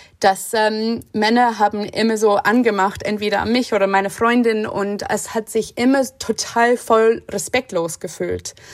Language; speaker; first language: German; non-native, fluent; English